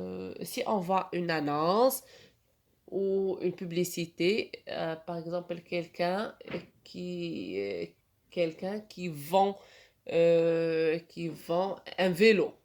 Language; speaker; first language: French; non-native, local second language; Arabic